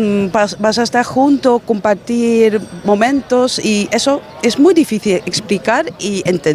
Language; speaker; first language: Spanish; non-native, fluent; Dutch